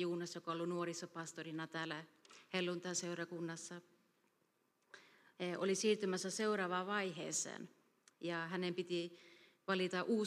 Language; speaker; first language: Finnish; early bilingual, heritage; Finnish